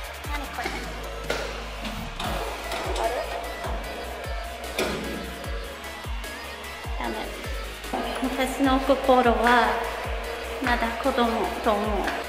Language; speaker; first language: Japanese; non-native, fluent; English